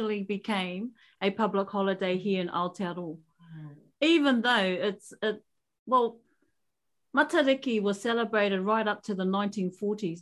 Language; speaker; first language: English; native; English